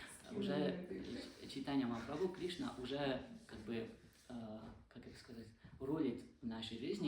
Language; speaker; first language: Russian; non-native, fluent; Armenian